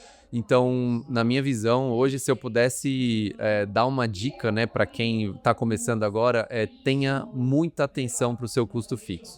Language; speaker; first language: Portuguese; native; Portuguese